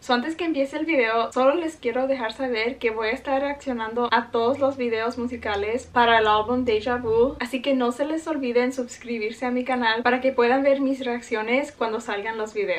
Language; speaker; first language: Spanish; early bilingual, heritage; Spanish